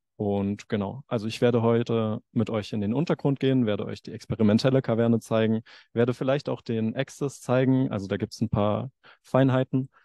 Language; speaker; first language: German; native; German